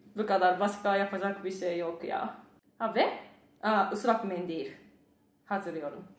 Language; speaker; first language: Turkish; non-native, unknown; Japanese